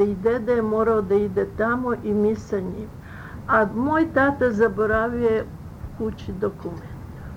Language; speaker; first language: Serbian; early bilingual, other home language; Russian